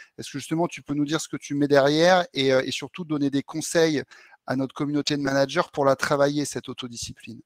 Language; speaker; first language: French; native; French